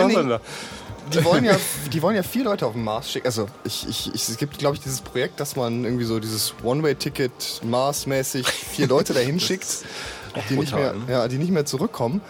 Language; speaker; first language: German; native; German